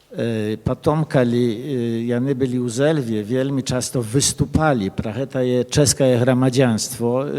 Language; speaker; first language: Polish; early bilingual, other home language; Belarusian